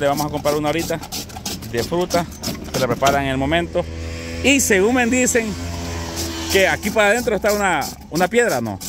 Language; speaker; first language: Spanish; native; Spanish